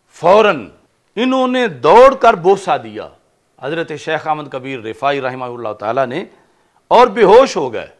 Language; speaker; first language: Urdu; non-native, local second language; Punjabi